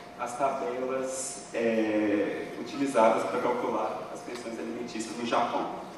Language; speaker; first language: Portuguese; native; Portuguese